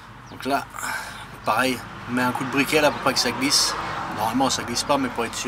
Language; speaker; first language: French; non-native, fluent; English